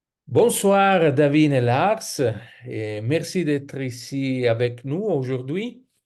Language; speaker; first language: French; non-native, fluent; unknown